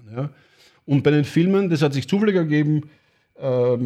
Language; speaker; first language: German; native; German